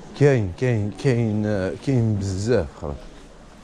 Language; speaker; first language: Arabic; native; Arabic